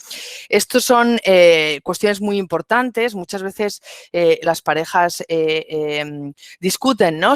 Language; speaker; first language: Spanish; native; Spanish